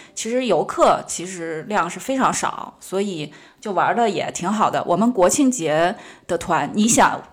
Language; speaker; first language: Chinese; native; Chinese